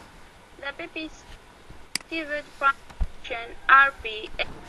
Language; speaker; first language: English; non-native, learner; Arabic